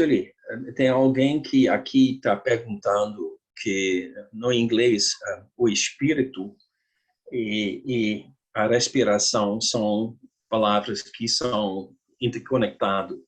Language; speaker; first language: Portuguese; non-native, learner; Dutch